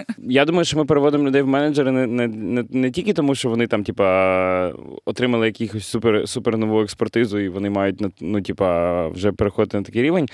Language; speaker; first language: Ukrainian; non-native, local second language; Russian